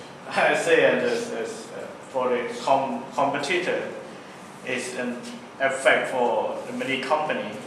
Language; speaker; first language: English; non-native, learner; Thai